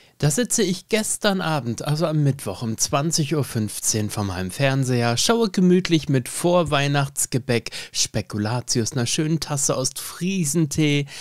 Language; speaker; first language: German; native; German